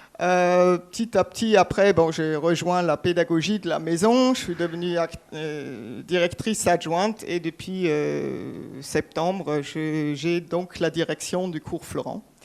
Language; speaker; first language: French; non-native, fluent; German